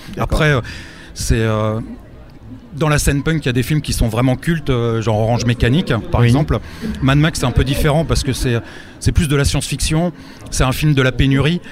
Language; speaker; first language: French; native; French